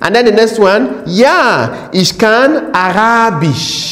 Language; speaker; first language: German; non-native, fluent; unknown